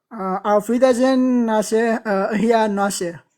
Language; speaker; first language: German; non-native, learner; Pashto